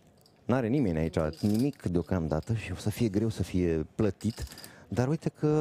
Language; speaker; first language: Romanian; native; Romanian